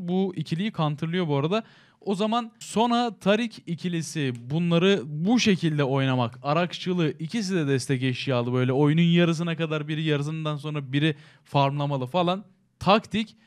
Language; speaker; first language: Turkish; native; Turkish